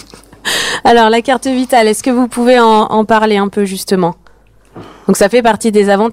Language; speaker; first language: French; native; French